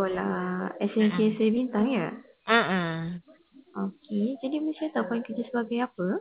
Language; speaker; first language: Malay; native; Malay